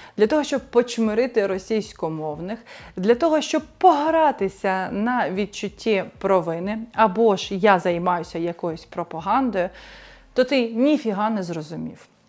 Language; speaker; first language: Ukrainian; non-native, local second language; Russian